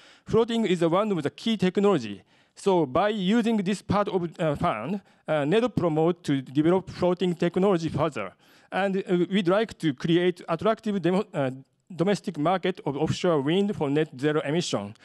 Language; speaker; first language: English; non-native, fluent; Japanese